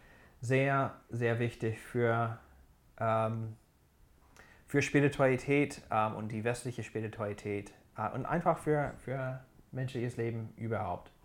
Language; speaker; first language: German; non-native, fluent; English